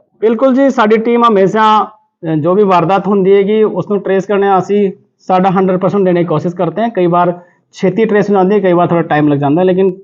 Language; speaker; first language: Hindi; non-native, local second language; Punjabi